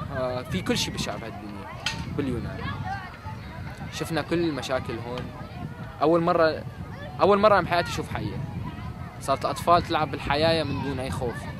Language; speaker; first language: Arabic; native; Arabic